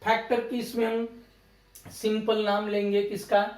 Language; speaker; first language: Hindi; non-native, local second language; Marathi